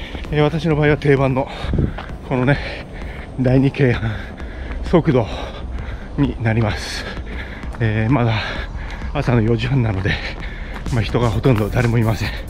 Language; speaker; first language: Japanese; native; Japanese